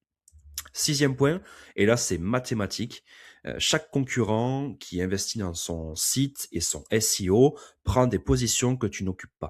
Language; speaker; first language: French; native; French